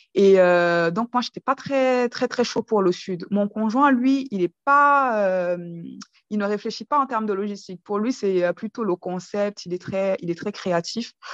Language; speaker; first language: French; early bilingual, other home language; Kinyarwanda